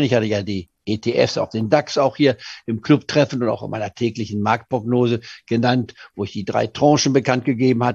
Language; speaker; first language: German; native; German